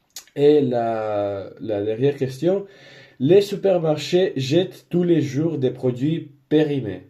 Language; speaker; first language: French; non-native, learner; Spanish